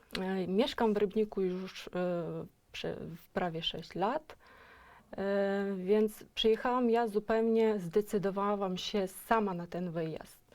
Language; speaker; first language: Polish; non-native, fluent; Ukrainian